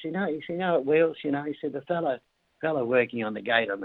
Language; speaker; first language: English; native; English